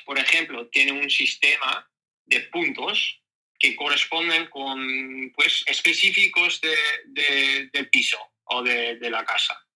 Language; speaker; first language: Spanish; non-native, learner; Dutch